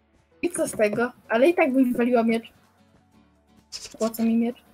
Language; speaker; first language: Polish; native; Polish